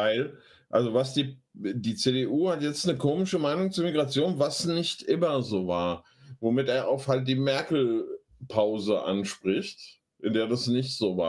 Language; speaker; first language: German; native; German